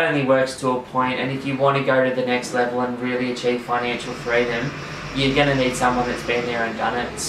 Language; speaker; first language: English; native; English